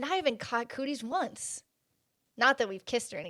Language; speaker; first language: English; native; English